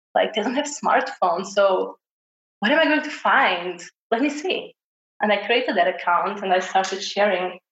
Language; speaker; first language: English; non-native, fluent; Portuguese